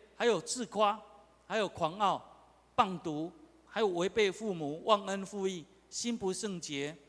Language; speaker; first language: Chinese; non-native, local second language; Min Nan Chinese